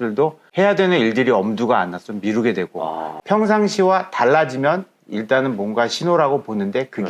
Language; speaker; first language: Korean; native; Korean